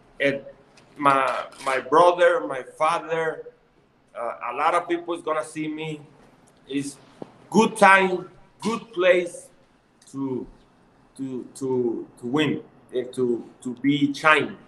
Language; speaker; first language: English; non-native, learner; Spanish